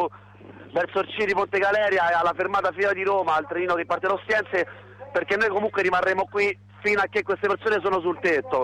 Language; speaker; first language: Italian; native; Italian